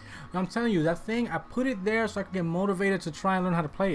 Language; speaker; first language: English; early bilingual, other home language; Spanish